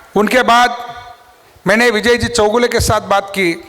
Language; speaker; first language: Hindi; non-native, local second language; Marathi